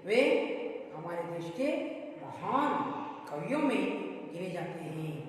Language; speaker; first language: Hindi; non-native, local second language; Kannada